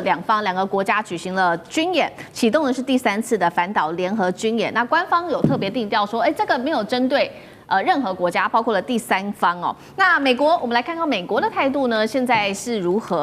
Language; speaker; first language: Chinese; native; Chinese